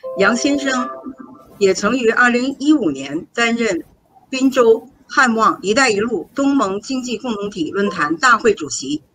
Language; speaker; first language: Chinese; native; Chinese